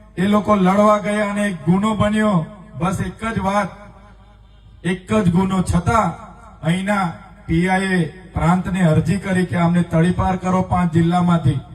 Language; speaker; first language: Gujarati; non-native, local second language; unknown